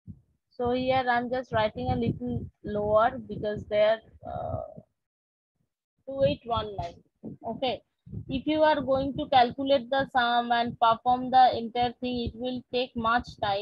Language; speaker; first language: English; non-native, local second language; Bangla